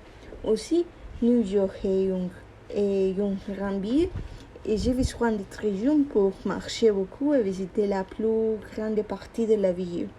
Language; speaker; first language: French; non-native, learner; Spanish